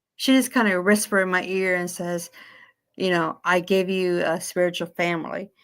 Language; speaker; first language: English; native; English